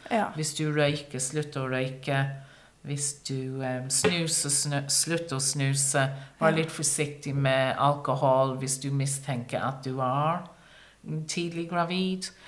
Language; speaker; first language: Norwegian; non-native, fluent; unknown